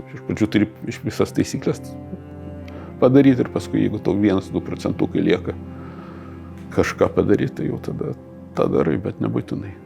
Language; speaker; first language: Lithuanian; non-native, local second language; Russian